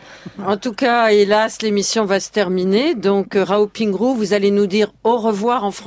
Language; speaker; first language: French; native; French